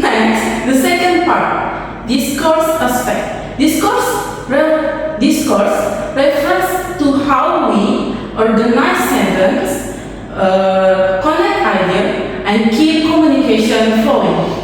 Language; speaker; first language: English; non-native, learner; Indonesian